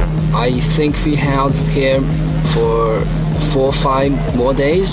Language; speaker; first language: English; non-native, fluent; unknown